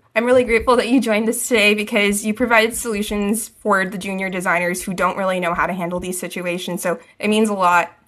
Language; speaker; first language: English; early bilingual, other home language; Hindi